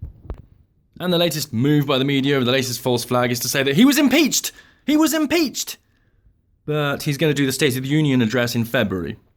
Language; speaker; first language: English; native; English